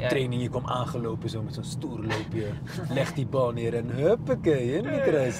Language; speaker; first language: Dutch; native; Dutch